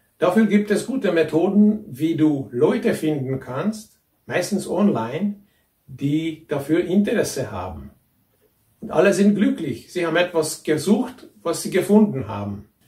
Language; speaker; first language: German; non-native, fluent; Hungarian